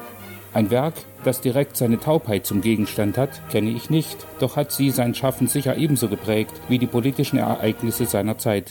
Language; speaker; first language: German; native; German